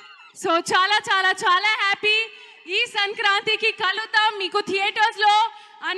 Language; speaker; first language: Telugu; non-native, local second language; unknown